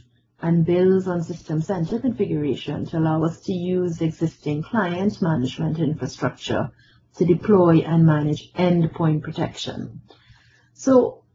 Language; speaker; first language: English; native; English